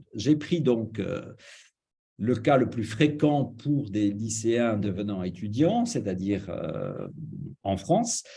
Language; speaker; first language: French; native; French